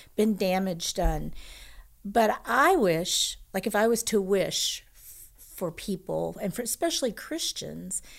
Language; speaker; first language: English; native; English